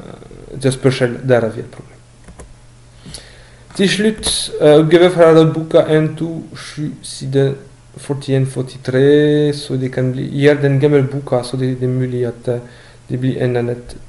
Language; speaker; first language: Norwegian; non-native, learner; French